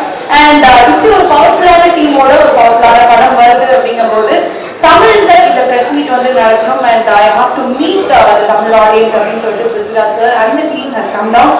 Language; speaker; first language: Tamil; native; Tamil